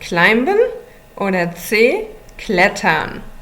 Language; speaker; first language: German; non-native, fluent; English